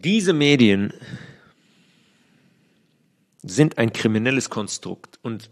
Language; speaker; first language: German; native; German